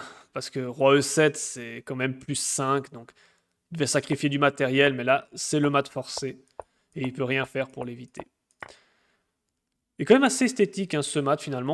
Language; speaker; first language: French; native; French